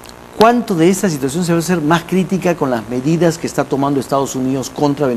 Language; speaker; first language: Spanish; native; Spanish